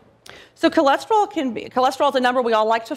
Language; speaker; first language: English; native; English